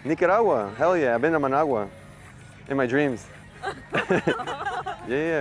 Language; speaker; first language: English; early bilingual, other home language; Spanish